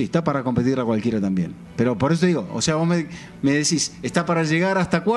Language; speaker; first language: Spanish; native; Spanish